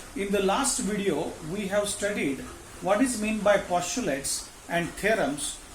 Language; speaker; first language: English; non-native, local second language; Marathi